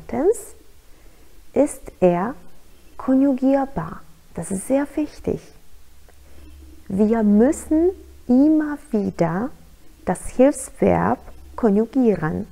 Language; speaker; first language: German; non-native, fluent; Polish